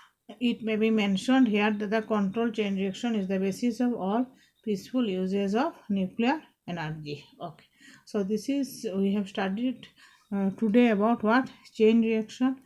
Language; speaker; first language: English; non-native, local second language; Bangla